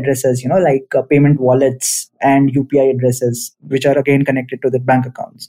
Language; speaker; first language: English; non-native, local second language; Hindi